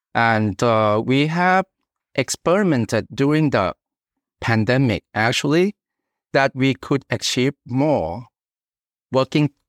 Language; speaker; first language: English; non-native, fluent; Thai